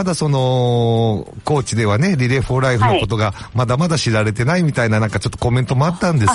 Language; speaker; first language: Japanese; native; Japanese